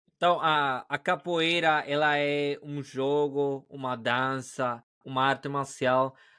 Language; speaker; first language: Portuguese; non-native, learner; Spanish